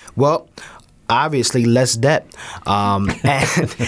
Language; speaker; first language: English; native; English